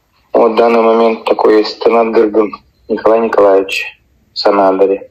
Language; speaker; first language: Russian; native; Russian